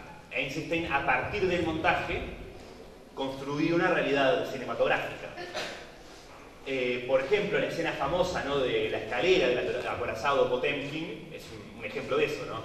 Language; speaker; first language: Spanish; native; Spanish